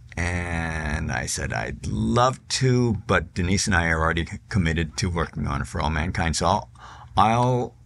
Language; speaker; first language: English; native; English